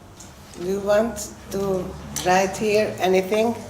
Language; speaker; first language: English; non-native, fluent; Hungarian